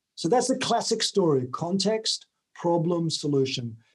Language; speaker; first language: English; native; English